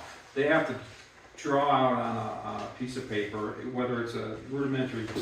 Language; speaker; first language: English; native; English